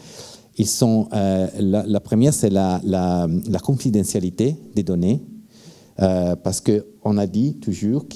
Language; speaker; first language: French; non-native, fluent; Italian